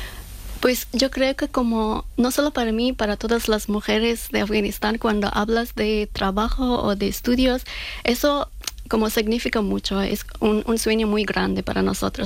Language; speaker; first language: Spanish; non-native, fluent; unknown